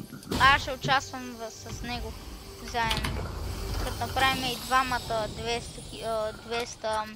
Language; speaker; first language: Bulgarian; native; Bulgarian